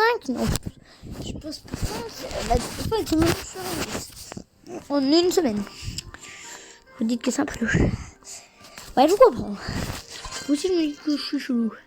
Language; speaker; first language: French; native; French